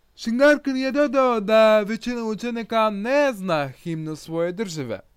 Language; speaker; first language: Croatian; non-native, learner; Russian